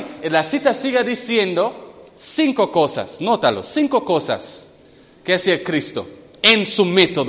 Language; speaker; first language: Spanish; non-native, fluent; English